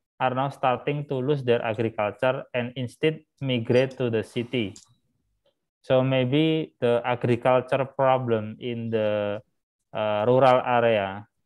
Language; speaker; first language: English; non-native, fluent; Indonesian